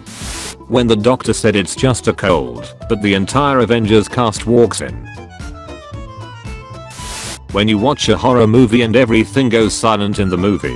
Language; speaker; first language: English; native; English